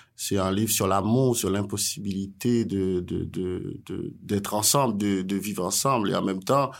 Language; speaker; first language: French; non-native, local second language; Haitian Creole